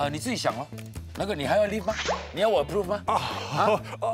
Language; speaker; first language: Chinese; native; Chinese